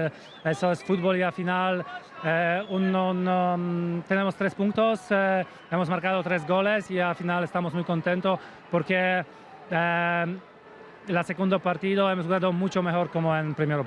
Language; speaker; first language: Spanish; non-native, fluent; Polish